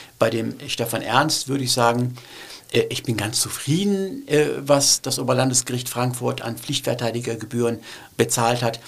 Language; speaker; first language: German; early bilingual, other home language; Turkish